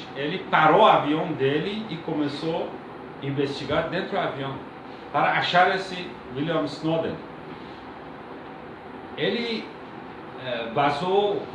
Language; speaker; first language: Portuguese; non-native, learner; Persian